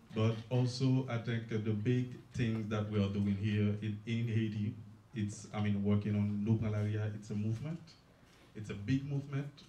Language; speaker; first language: English; non-native, learner; Haitian Creole